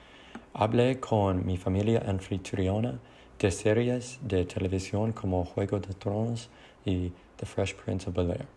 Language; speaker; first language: Spanish; non-native, learner; English